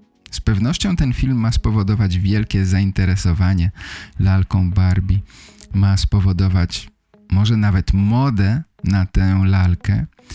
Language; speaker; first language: Polish; native; Polish